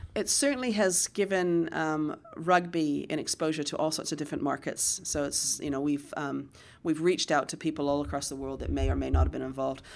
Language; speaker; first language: English; native; English